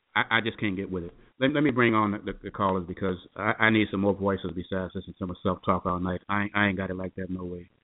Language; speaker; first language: English; native; English